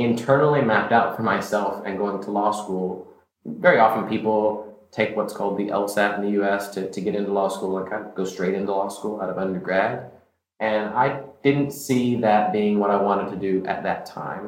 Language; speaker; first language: English; native; English